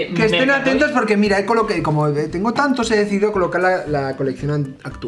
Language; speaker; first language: Spanish; native; Spanish